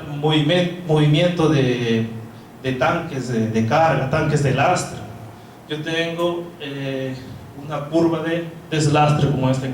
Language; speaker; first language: Spanish; non-native, fluent; Portuguese